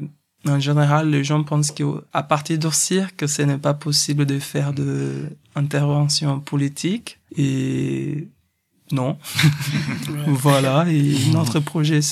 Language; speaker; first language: French; non-native, fluent; Portuguese